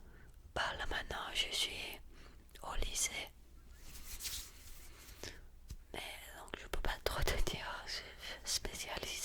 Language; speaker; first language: French; early bilingual, heritage; French